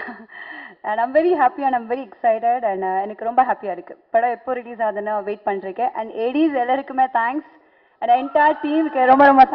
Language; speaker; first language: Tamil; non-native, learner; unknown